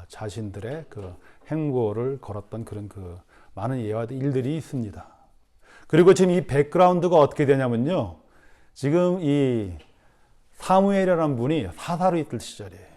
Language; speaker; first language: Korean; native; Korean